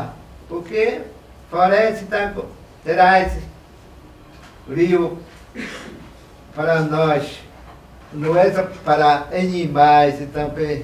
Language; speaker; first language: Portuguese; non-native, local second language; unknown